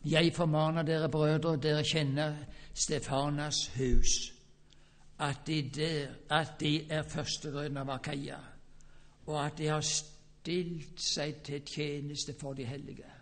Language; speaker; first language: Norwegian; native; Norwegian